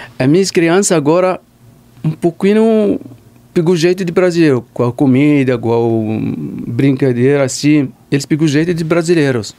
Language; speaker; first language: Portuguese; non-native, learner; Arabic